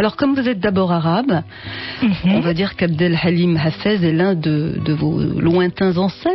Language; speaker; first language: French; native; French